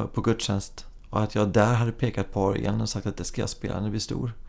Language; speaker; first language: Swedish; early bilingual, other home language; English